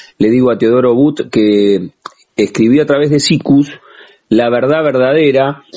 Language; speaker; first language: Spanish; native; Spanish